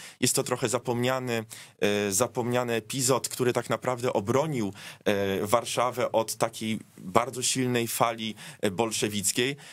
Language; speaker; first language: Polish; native; Polish